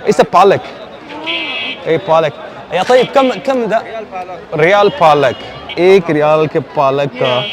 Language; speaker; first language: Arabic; non-native, learner; Urdu